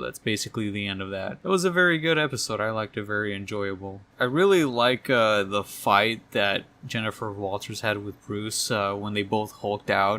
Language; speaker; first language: English; native; English